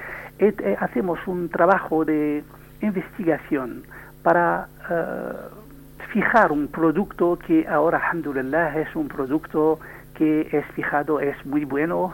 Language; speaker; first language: Spanish; non-native, learner; French